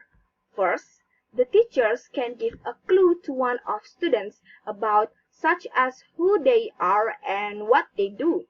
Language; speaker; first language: English; non-native, learner; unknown